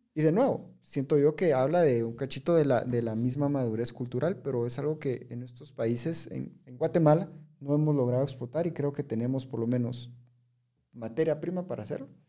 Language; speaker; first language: Spanish; native; Spanish